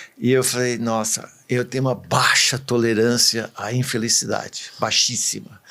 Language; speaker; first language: Portuguese; early bilingual, other home language; English